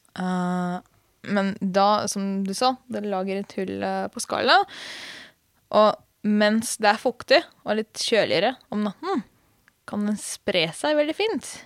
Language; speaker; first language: Norwegian; non-native, fluent; Hungarian